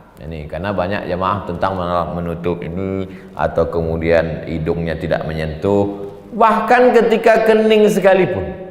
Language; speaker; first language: Indonesian; native; Indonesian